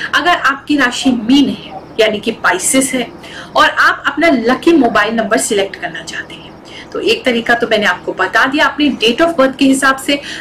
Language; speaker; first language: Hindi; native; Hindi